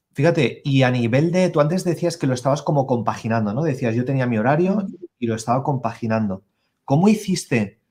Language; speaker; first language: Spanish; native; Spanish